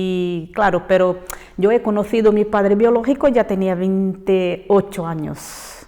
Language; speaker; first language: Spanish; non-native, fluent; Portuguese